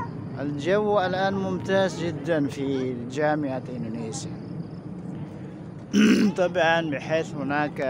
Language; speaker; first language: Arabic; non-native, fluent; Indonesian